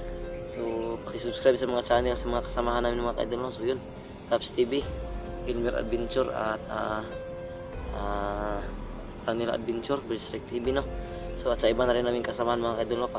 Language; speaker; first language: Filipino; non-native, local second language; Cebuano